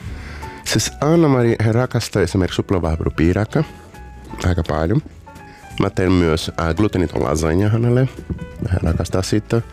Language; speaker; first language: Finnish; non-native, learner; Portuguese